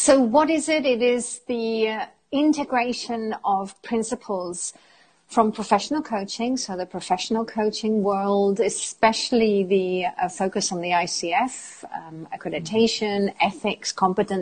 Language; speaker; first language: English; native; English